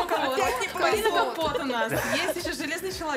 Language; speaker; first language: Russian; native; Russian